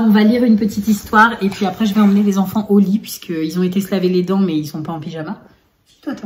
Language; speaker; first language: French; native; French